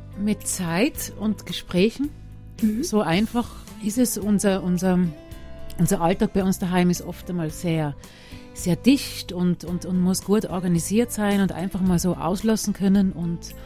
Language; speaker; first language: German; native; German